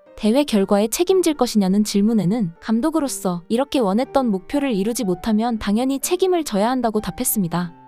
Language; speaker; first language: Korean; native; Korean